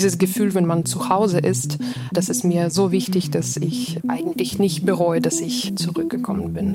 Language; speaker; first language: German; non-native, fluent; Ukrainian